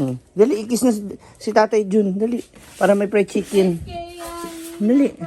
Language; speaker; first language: Filipino; non-native, local second language; Cebuano